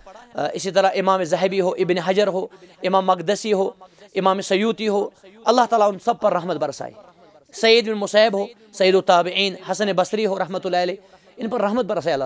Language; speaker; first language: Hindi; non-native, local second language; Kashmiri